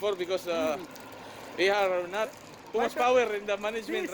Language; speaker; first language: English; non-native, local second language; Filipino